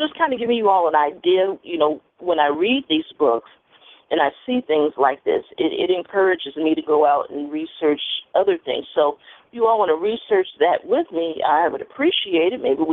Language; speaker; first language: English; native; English